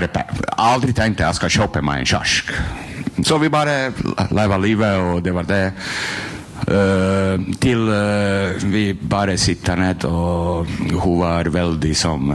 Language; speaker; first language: Norwegian; non-native, learner; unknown